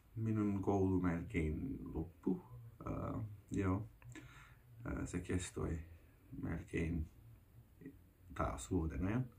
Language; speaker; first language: Finnish; non-native, learner; Turkish